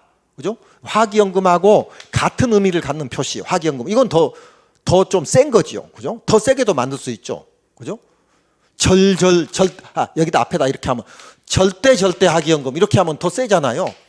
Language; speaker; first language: Korean; native; Korean